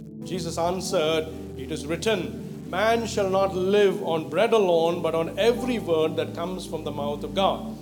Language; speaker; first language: English; non-native, local second language; Tamil